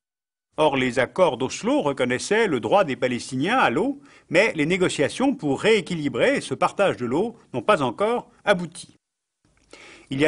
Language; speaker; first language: French; native; French